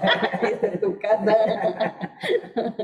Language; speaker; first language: Spanish; native; Spanish